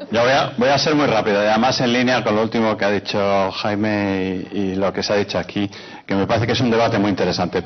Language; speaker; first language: Spanish; native; Spanish